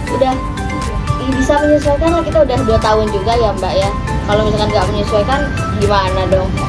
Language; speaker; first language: Indonesian; native; Indonesian